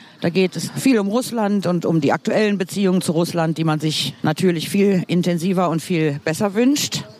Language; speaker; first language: German; native; German